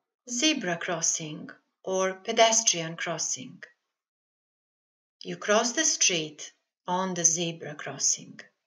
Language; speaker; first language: English; non-native, fluent; Serbian